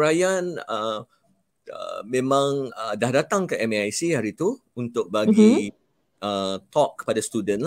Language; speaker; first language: Malay; native; Malay